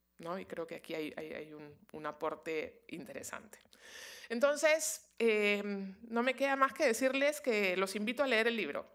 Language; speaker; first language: Spanish; native; Spanish